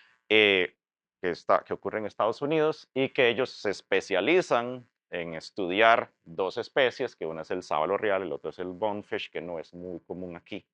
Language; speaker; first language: Spanish; native; Spanish